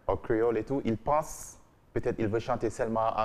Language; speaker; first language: French; non-native, learner; English